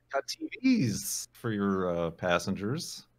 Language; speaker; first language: English; native; English